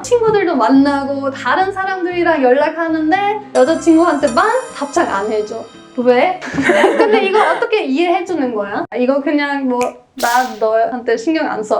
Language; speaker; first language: Korean; non-native, fluent; German